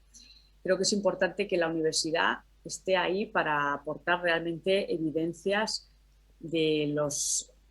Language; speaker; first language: Spanish; native; Spanish